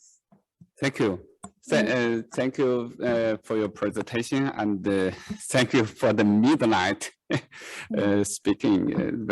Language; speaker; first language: English; non-native, learner; Chinese